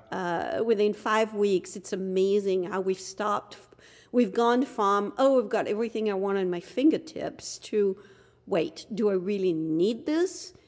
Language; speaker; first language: English; non-native, fluent; French